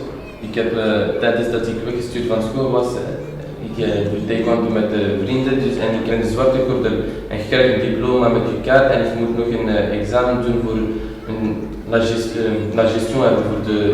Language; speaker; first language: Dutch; non-native, local second language; French